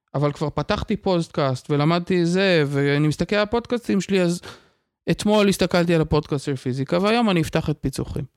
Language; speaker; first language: Hebrew; native; Hebrew